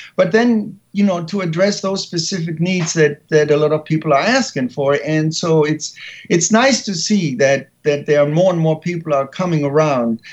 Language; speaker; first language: English; non-native, fluent; German